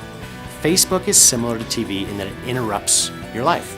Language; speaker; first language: English; native; English